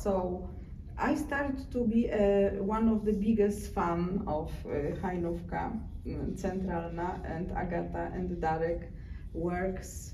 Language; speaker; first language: English; non-native, learner; Polish